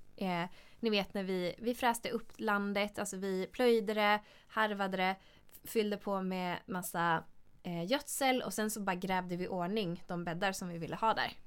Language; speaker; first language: Swedish; native; Swedish